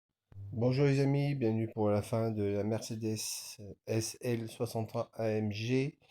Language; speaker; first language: French; native; French